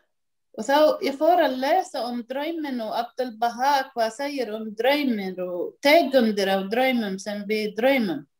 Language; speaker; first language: Icelandic; non-native, learner; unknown